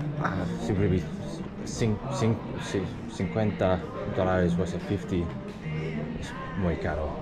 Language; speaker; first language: Spanish; non-native, learner; English